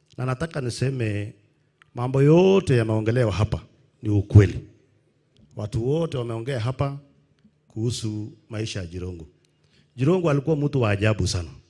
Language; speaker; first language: Swahili; non-native, local second language; Kalenjin